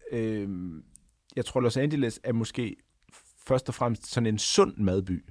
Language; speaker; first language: Danish; native; Danish